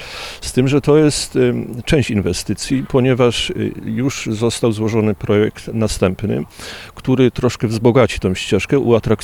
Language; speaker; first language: Polish; native; Polish